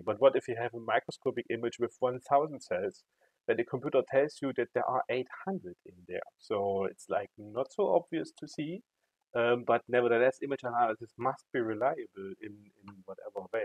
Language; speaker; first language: English; non-native, fluent; German